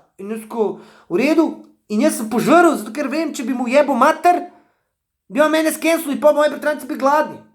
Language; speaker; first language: Slovenian; early bilingual, other home language; Bosnian